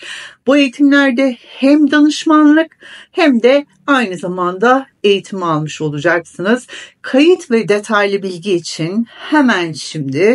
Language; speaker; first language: Turkish; native; Turkish